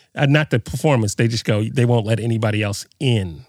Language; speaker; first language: English; native; English